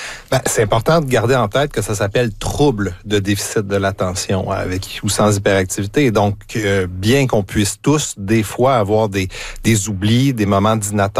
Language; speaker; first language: French; native; French